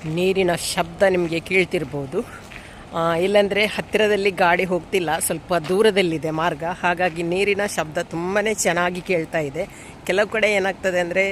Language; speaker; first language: Kannada; non-native, local second language; Konkani